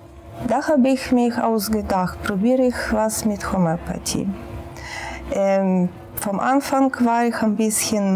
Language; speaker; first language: German; non-native, fluent; Russian